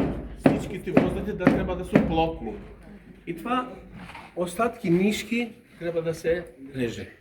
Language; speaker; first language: Bulgarian; non-native, learner; Serbian